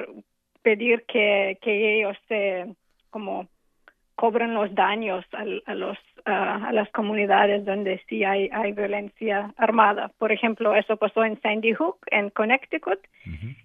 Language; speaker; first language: Spanish; non-native, fluent; English